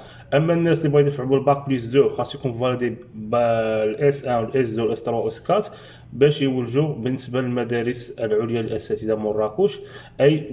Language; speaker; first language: Arabic; native; Arabic